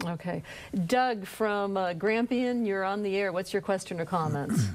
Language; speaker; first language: English; native; English